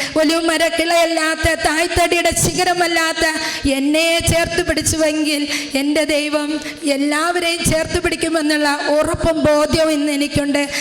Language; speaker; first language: Malayalam; native; Malayalam